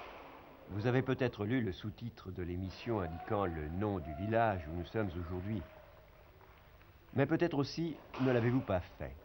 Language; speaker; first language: French; native; French